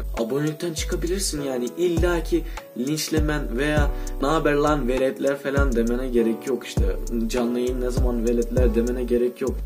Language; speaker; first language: Turkish; non-native, fluent; Russian